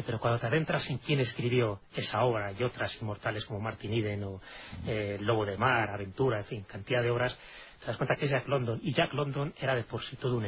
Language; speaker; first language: Spanish; native; Spanish